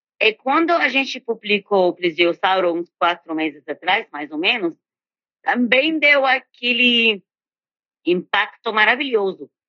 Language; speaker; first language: Portuguese; non-native, fluent; Arabic